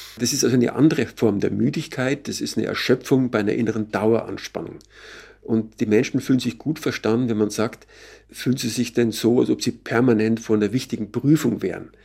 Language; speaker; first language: German; native; German